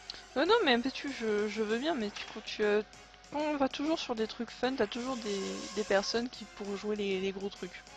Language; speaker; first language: French; native; French